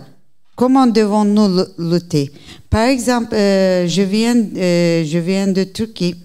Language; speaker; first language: French; non-native, learner; Turkish